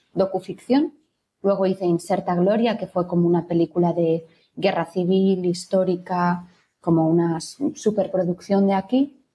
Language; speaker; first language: Spanish; native; Spanish